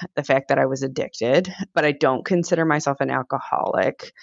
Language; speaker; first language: English; native; English